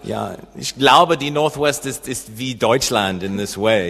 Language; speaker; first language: German; non-native, learner; English